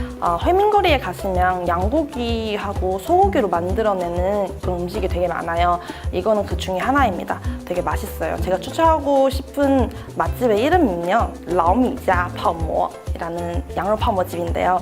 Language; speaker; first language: Korean; non-native, fluent; Chinese